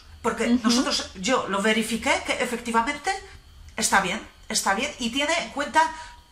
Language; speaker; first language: Spanish; non-native, fluent; Polish